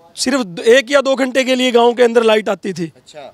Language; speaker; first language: Hindi; native; Hindi